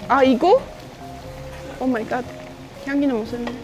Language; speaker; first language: Korean; non-native, fluent; Estonian